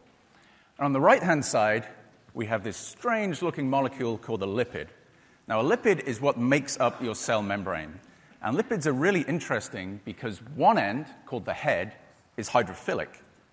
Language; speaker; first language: English; native; English